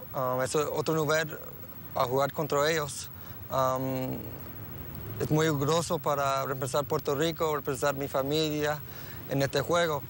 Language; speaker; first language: Spanish; early bilingual, heritage; English